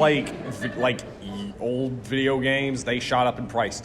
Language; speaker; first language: English; native; English